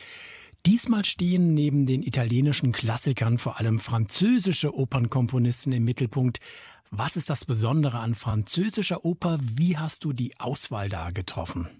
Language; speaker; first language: German; native; German